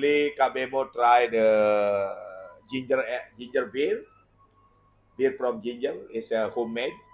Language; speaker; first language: English; non-native, learner; Indonesian